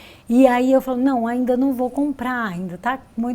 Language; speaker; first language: Portuguese; native; Portuguese